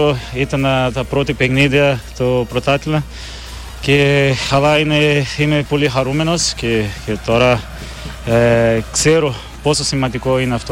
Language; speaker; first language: Greek; non-native, learner; Portuguese